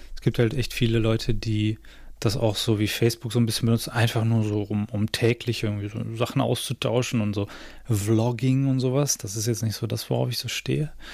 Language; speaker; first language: German; native; German